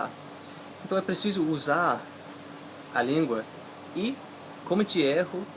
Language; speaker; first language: Portuguese; non-native, fluent; English